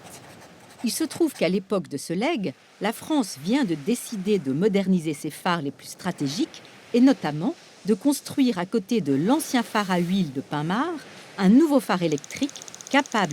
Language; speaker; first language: French; native; French